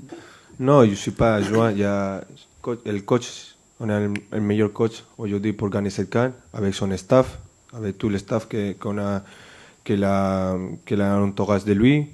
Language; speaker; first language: French; non-native, fluent; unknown